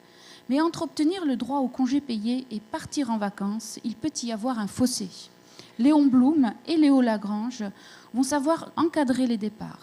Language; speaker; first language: French; native; French